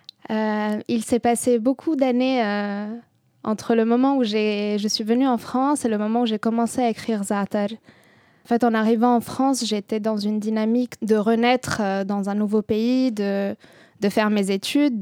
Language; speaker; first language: French; non-native, fluent; Arabic